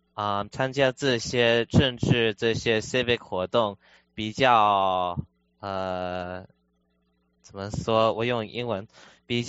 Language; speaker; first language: Chinese; early bilingual, heritage; Chinese